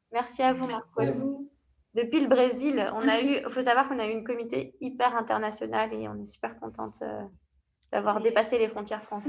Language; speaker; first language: French; native; French